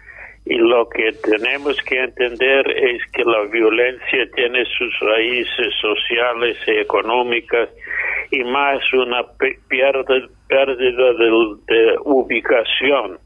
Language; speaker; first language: Spanish; non-native, fluent; English